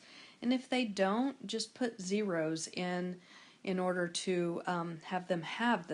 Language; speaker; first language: English; native; English